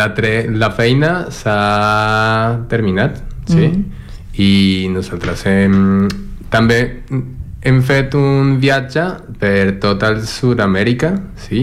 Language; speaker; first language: Catalan; non-native, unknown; Spanish